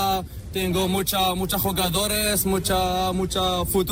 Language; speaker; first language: Spanish; non-native, learner; Arabic